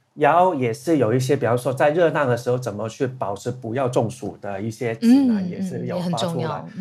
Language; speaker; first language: Chinese; non-native, local second language; Cantonese